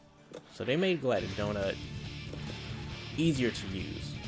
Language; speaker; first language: English; native; English